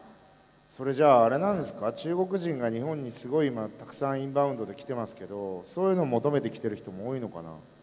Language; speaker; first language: Japanese; native; Japanese